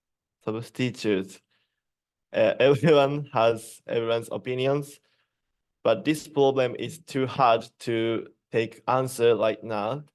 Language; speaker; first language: English; non-native, learner; Japanese